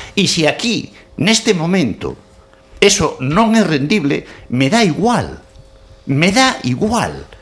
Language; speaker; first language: Galician; non-native, local second language; Spanish